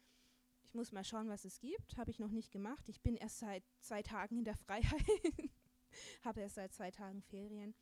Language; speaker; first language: German; native; German